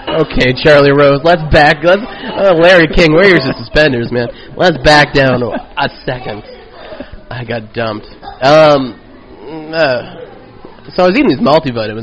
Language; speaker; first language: English; native; English